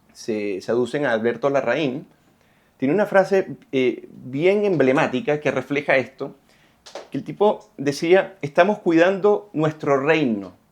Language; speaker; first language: Spanish; native; Spanish